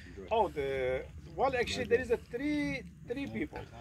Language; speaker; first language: English; non-native, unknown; Kurdish